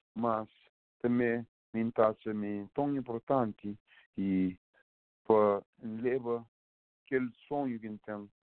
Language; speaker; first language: Portuguese; non-native, local second language; Kabuverdianu